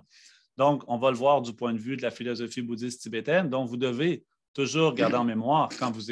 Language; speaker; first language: French; native; French